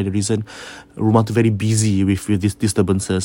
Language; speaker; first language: English; native; English